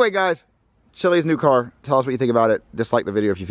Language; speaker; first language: English; native; English